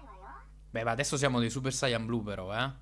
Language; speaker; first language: Italian; native; Italian